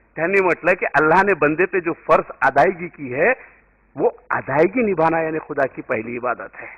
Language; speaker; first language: Hindi; non-native, local second language; Marathi